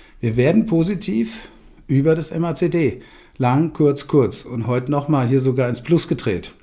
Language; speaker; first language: German; native; German